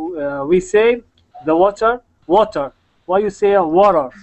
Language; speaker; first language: English; non-native, learner; Arabic